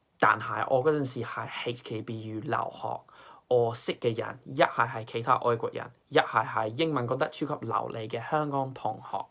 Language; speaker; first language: Cantonese; non-native, fluent; English